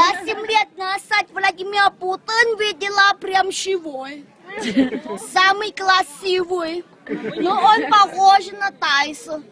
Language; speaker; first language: Russian; non-native, learner; Thai